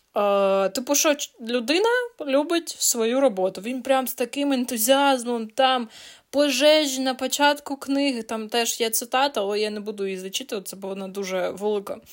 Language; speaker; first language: Ukrainian; non-native, local second language; Russian